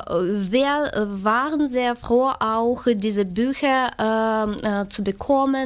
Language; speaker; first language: German; non-native, fluent; Ukrainian